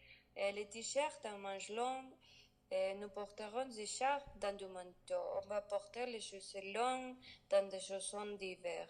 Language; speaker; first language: French; non-native, learner; Spanish